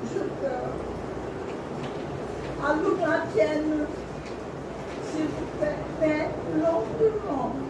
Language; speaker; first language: French; non-native, learner; Portuguese